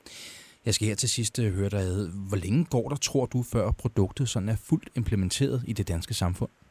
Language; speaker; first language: Danish; native; Danish